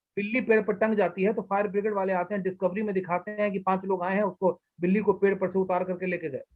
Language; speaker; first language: Hindi; native; Hindi